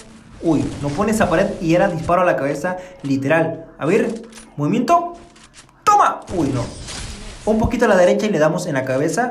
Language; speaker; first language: Spanish; native; Spanish